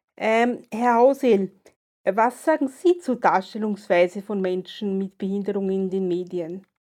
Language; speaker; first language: German; native; German